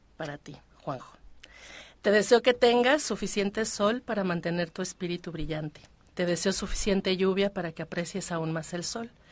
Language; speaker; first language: Spanish; native; Spanish